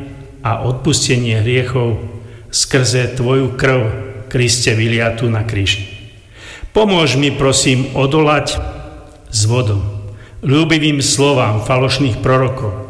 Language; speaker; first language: Slovak; native; Slovak